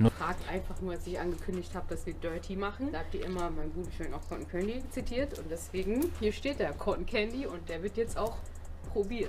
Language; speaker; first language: German; native; German